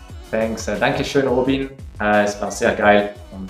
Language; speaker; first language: German; non-native, learner; French